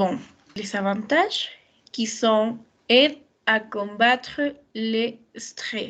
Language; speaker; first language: French; non-native, learner; Spanish